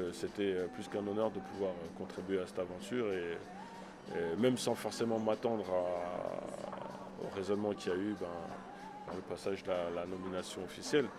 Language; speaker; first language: French; native; French